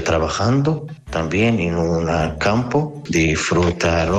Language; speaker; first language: Spanish; non-native, learner; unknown